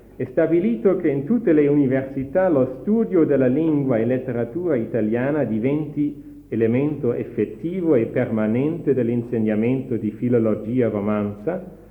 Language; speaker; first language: Italian; non-native, fluent; German